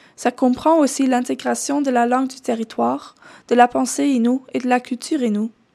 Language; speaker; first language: French; non-native, fluent; Dutch